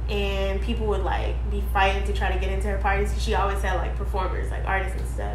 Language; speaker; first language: English; native; English